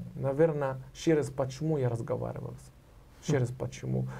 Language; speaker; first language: Russian; non-native, fluent; Arabic